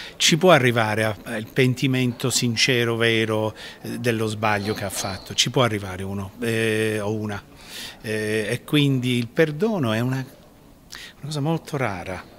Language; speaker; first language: Italian; non-native, fluent; Sicilian